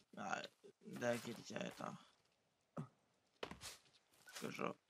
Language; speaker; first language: Norwegian; early bilingual, other home language; Polish